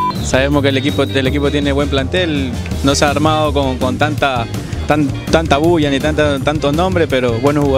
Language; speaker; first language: Spanish; native; Spanish